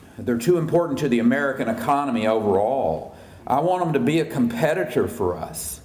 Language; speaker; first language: English; native; English